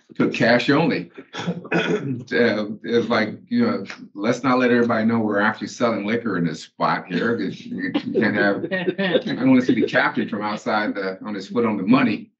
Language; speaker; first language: English; native; English